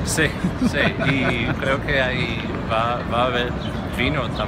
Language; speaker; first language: Spanish; non-native, fluent; English